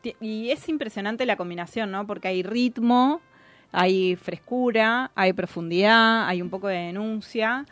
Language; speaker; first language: Spanish; native; Spanish